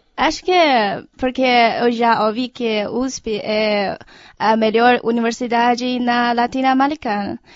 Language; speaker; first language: Portuguese; non-native, fluent; Chinese